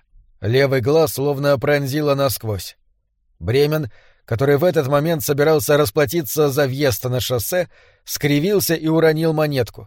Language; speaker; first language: Russian; native; Russian